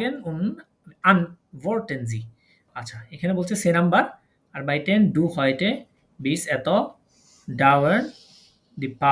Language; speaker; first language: German; non-native, learner; Bangla